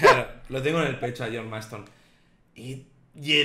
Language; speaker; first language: Spanish; native; Spanish